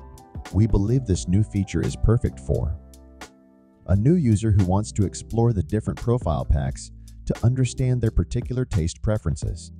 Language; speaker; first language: English; native; English